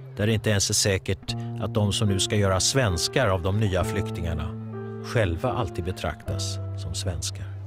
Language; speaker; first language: Swedish; early bilingual, other home language; Polish